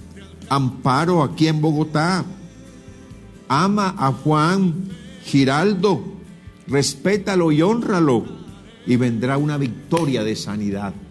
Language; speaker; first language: Spanish; native; Spanish